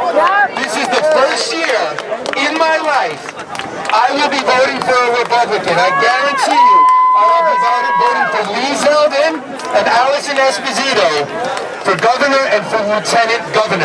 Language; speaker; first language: English; native; English